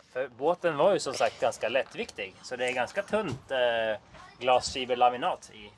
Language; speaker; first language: Swedish; native; Swedish